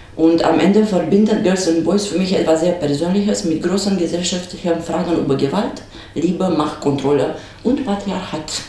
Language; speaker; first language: German; non-native, fluent; Romanian